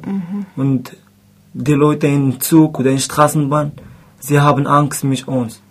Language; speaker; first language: German; non-native, learner; Arabic